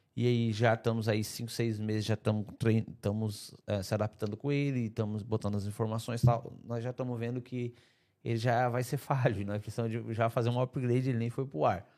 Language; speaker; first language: Portuguese; native; Portuguese